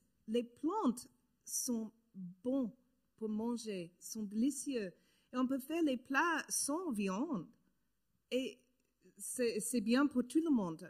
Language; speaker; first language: French; non-native, learner; English